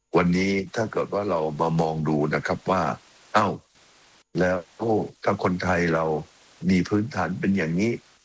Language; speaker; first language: Thai; native; Thai